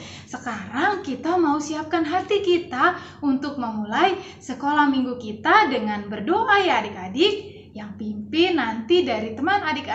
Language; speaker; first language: Indonesian; native; Indonesian